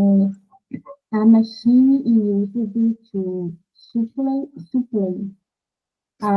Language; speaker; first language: English; non-native, learner; Portuguese